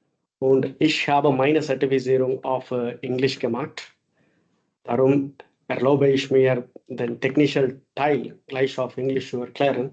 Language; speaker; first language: German; non-native, fluent; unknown